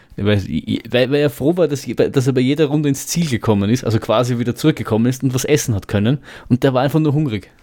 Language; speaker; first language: German; native; German